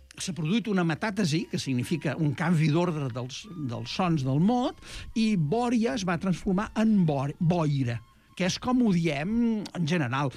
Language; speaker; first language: Catalan; native; Catalan